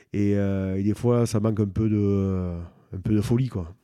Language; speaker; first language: French; native; French